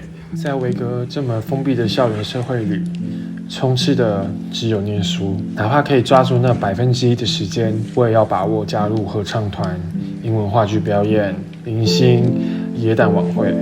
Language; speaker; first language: Chinese; native; Chinese